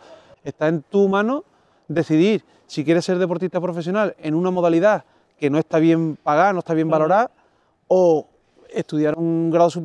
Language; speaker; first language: Spanish; native; Spanish